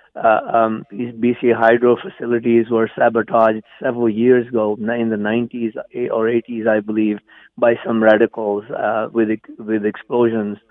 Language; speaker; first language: English; non-native, local second language; Punjabi